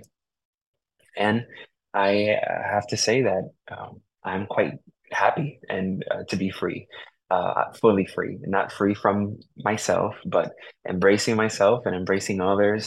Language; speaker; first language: English; early bilingual, other home language; Spanish